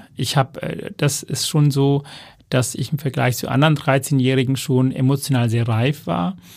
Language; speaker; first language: German; non-native, fluent; Tamil